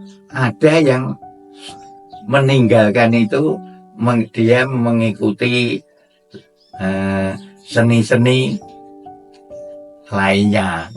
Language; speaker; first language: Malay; non-native, local second language; Javanese